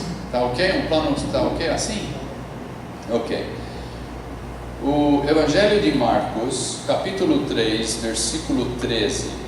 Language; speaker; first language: Portuguese; non-native, fluent; English